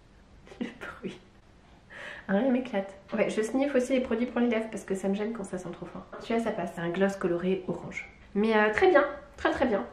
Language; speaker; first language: French; native; French